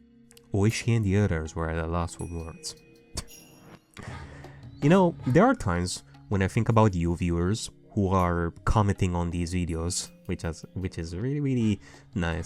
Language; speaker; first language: English; native; English